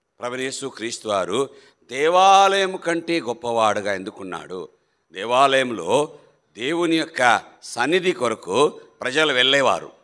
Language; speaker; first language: Telugu; non-native, local second language; Malayalam